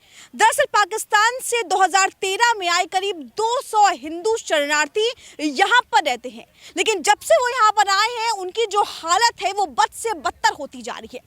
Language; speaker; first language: Hindi; native; Hindi